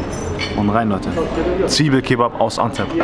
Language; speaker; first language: German; native; German